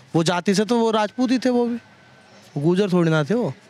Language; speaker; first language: Hindi; native; Hindi